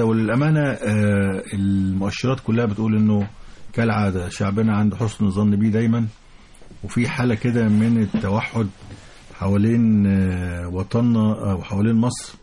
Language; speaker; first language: Arabic; native; Arabic